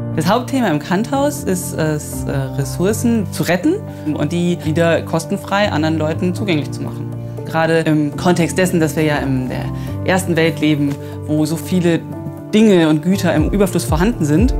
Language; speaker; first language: German; native; German